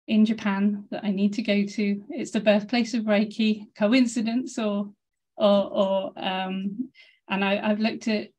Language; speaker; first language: English; native; English